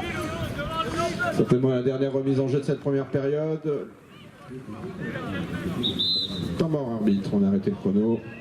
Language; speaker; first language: French; native; French